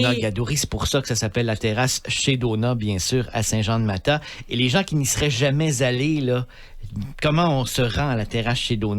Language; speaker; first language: French; native; French